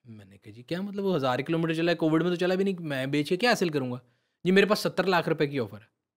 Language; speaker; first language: Urdu; native; Urdu